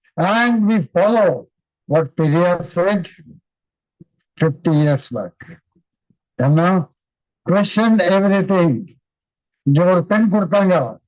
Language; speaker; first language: English; non-native, local second language; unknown